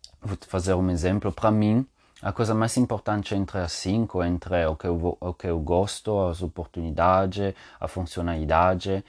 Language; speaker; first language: Portuguese; non-native, learner; Spanish